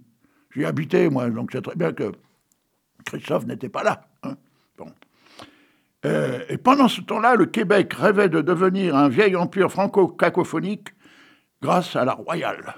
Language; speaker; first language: French; native; French